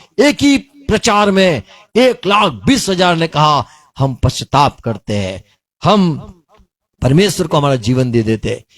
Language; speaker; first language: Hindi; non-native, local second language; Gujarati